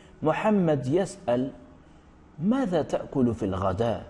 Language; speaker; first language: Arabic; non-native, fluent; Urdu